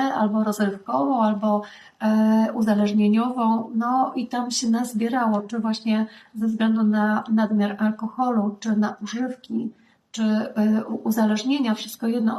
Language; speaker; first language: Polish; native; Polish